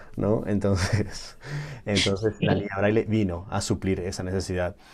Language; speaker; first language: Spanish; native; Spanish